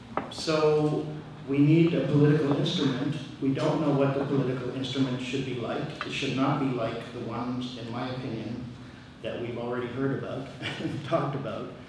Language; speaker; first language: English; native; English